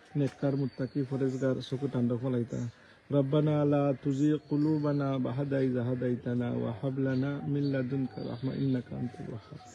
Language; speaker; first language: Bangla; native; Bangla